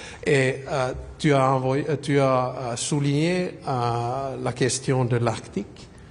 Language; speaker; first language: French; non-native, fluent; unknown